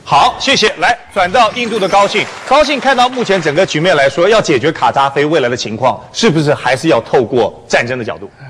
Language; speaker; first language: Chinese; native; Chinese